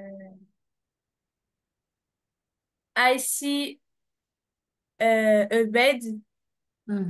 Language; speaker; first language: English; non-native, learner; French